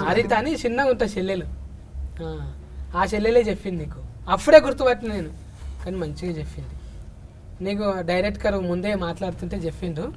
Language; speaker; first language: Telugu; native; Telugu